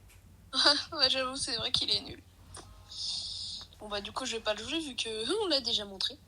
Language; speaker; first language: French; native; French